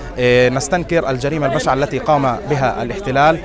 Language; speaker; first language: Arabic; native; Arabic